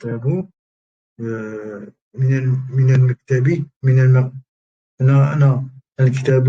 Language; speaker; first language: Arabic; non-native, learner; French